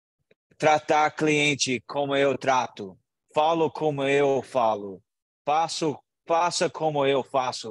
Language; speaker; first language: Portuguese; non-native, learner; English